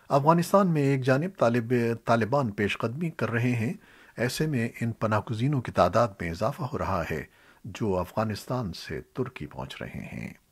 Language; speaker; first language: Urdu; native; Urdu